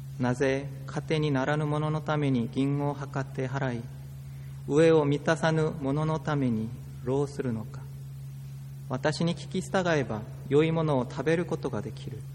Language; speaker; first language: Japanese; non-native, fluent; Korean